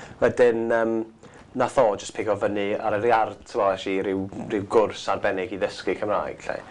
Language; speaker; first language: Welsh; non-native, local second language; English